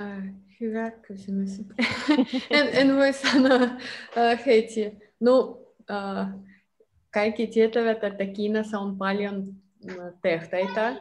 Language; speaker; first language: Finnish; non-native, learner; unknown